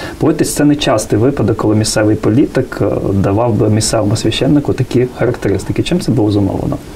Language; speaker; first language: Ukrainian; native; Ukrainian